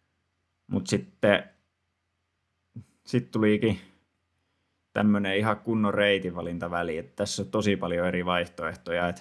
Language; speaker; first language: Finnish; native; Finnish